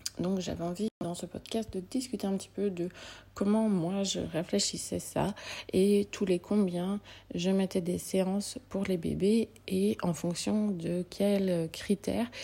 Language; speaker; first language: French; native; French